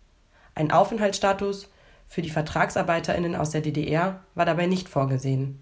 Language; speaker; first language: German; native; German